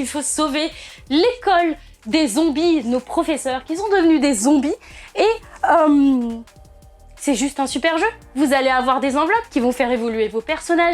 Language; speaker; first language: French; native; French